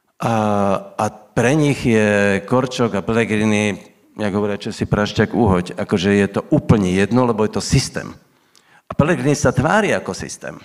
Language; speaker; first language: Slovak; native; Slovak